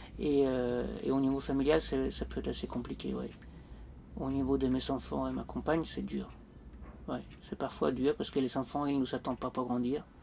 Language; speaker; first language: French; non-native, fluent; Danish